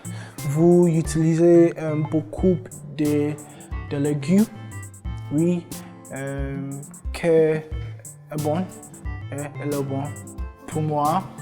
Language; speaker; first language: French; non-native, learner; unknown